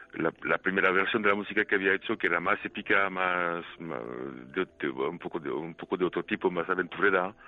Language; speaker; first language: Spanish; non-native, fluent; French